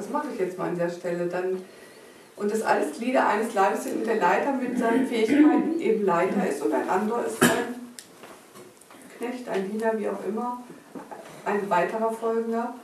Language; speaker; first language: German; native; German